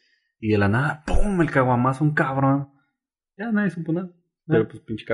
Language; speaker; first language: Spanish; native; Spanish